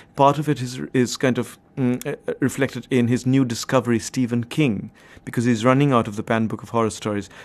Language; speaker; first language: English; non-native, local second language; Bangla